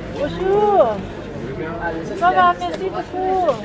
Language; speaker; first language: French; non-native, learner; Thai